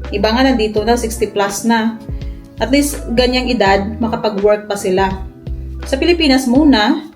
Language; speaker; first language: Filipino; native; Filipino